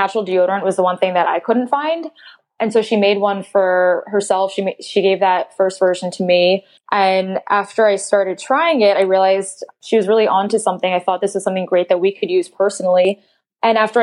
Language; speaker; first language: English; native; English